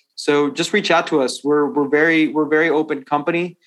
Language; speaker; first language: English; native; English